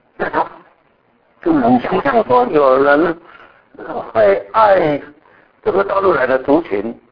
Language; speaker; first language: Chinese; native; Chinese